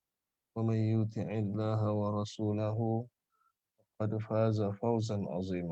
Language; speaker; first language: Arabic; non-native, fluent; Malay